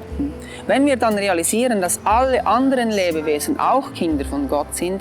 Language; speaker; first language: German; non-native, fluent; English